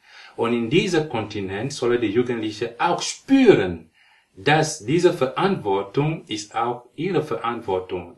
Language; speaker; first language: German; non-native, fluent; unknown